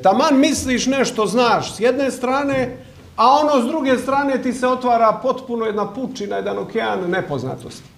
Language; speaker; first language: Croatian; native; Croatian